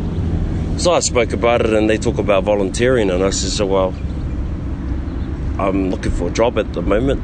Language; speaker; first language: English; native; English